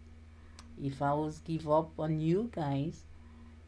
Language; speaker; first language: English; non-native, learner; Haitian Creole